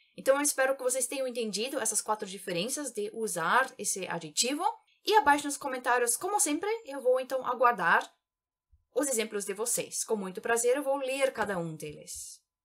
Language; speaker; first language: Portuguese; native; Portuguese